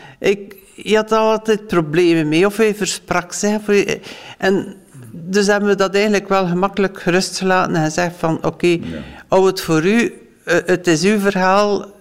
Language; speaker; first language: Dutch; native; Dutch